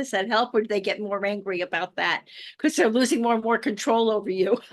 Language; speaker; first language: English; native; English